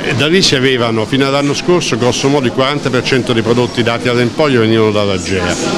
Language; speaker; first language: Italian; native; Italian